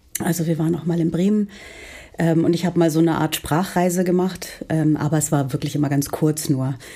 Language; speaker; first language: German; early bilingual, heritage; Portuguese